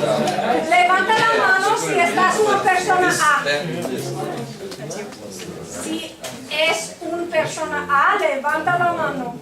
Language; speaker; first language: Spanish; non-native, fluent; English